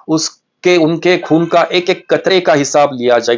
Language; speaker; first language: Hindi; non-native, local second language; Marathi